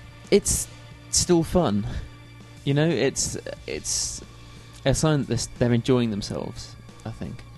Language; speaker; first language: English; native; English